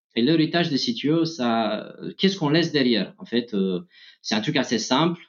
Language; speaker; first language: French; non-native, fluent; Romanian